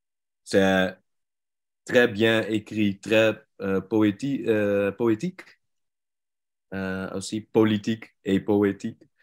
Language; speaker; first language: French; non-native, learner; Dutch